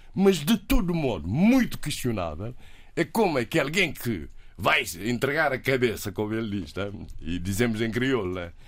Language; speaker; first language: Portuguese; native; Portuguese